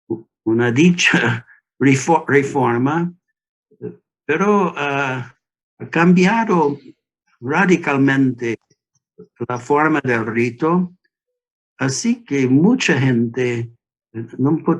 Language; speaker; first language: Spanish; non-native, learner; English